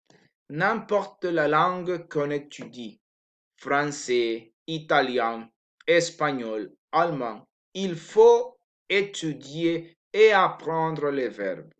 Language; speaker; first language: French; non-native, learner; Spanish